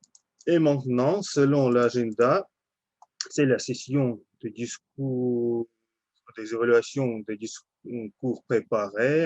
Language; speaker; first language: French; non-native, learner; Russian